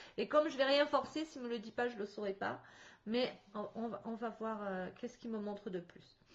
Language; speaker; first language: French; native; French